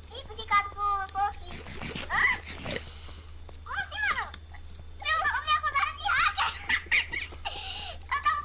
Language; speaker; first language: Portuguese; native; Portuguese